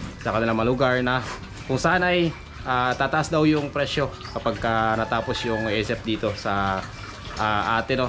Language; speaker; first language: Filipino; non-native, local second language; Aklanon